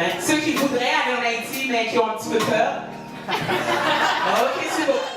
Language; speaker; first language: French; native; French